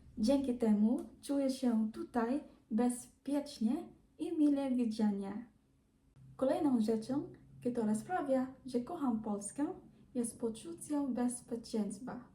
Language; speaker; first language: Polish; non-native, learner; Filipino